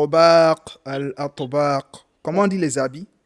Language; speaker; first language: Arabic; non-native, fluent; French